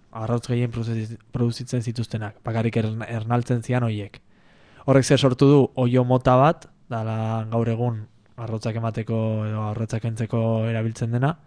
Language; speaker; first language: Basque; native; Basque